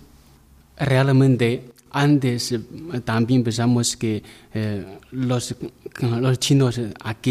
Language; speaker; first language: Spanish; non-native, learner; Chinese